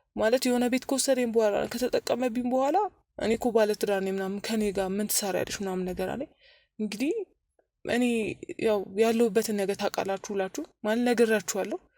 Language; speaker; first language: Amharic; native; Amharic